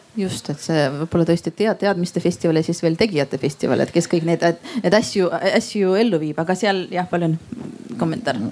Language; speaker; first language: Estonian; non-native, local second language; Russian